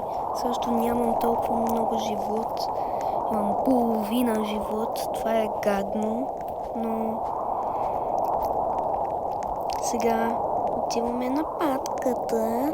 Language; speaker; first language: Bulgarian; early bilingual, heritage; Bulgarian